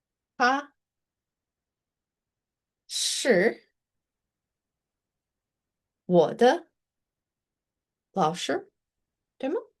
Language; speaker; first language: Chinese; non-native, fluent; English